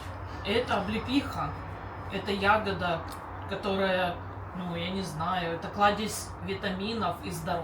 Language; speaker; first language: Russian; native; Russian